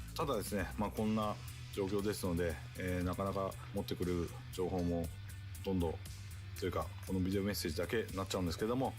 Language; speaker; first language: Japanese; native; Japanese